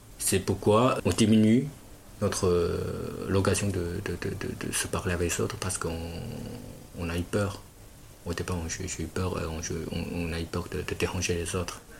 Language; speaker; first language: French; non-native, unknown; Chinese